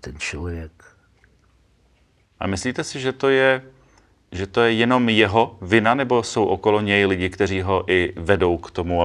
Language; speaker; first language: Czech; native; Czech